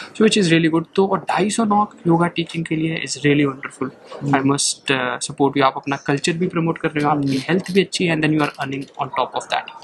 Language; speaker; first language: Hindi; native; Hindi